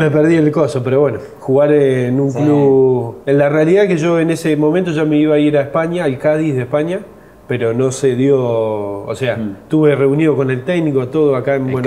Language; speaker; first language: Spanish; native; Spanish